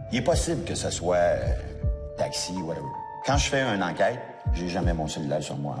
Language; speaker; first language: French; native; French